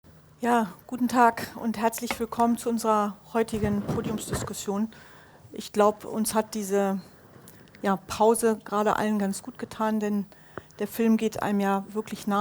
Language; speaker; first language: German; native; German